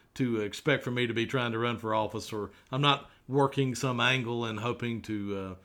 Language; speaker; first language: English; native; English